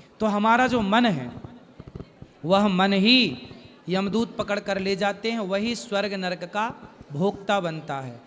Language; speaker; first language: Hindi; native; Hindi